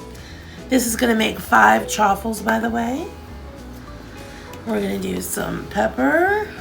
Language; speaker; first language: English; native; English